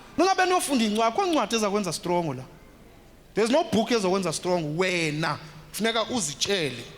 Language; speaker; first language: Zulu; native; Zulu